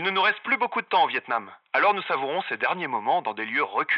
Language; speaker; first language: French; native; French